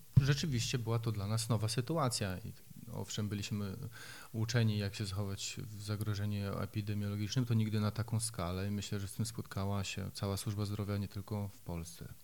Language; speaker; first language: Polish; native; Polish